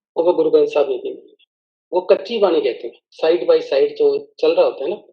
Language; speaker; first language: Hindi; non-native, local second language; Punjabi